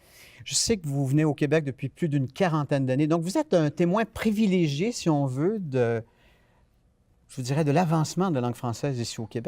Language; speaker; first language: French; native; French